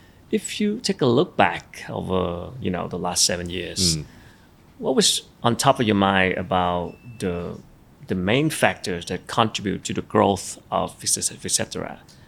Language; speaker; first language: English; non-native, fluent; Vietnamese